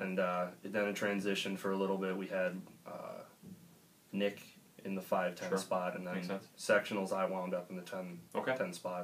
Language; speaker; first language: English; native; English